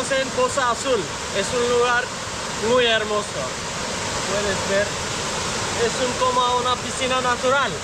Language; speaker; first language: Spanish; non-native, learner; Turkish